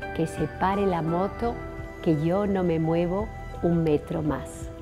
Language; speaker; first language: Spanish; native; Spanish